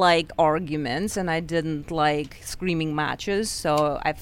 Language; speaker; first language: English; non-native, fluent; Russian